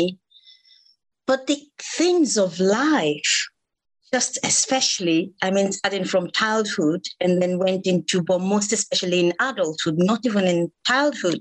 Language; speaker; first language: English; non-native, local second language; Igbo